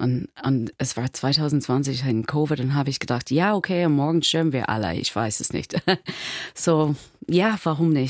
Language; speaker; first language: German; non-native, learner; English